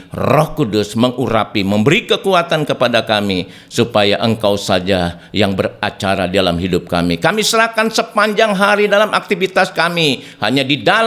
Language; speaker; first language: Indonesian; native; Indonesian